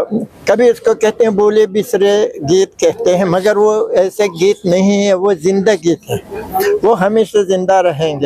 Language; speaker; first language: Hindi; non-native, fluent; Uzbek